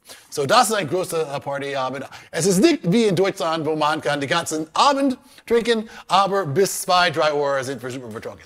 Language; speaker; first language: German; non-native, learner; English